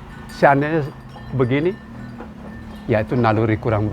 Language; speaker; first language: Indonesian; non-native, local second language; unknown